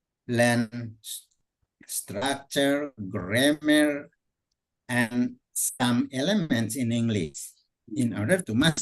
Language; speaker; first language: English; non-native, fluent; Indonesian